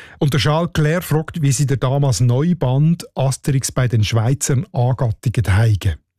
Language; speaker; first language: German; native; German